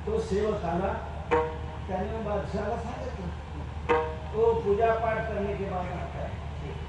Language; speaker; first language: Hindi; non-native, local second language; Marathi